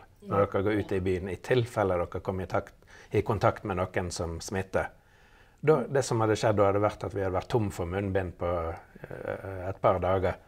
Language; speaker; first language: Norwegian; native; Norwegian